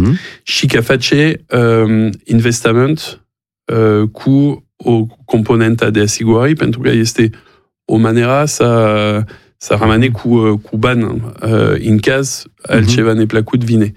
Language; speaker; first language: Romanian; non-native, learner; French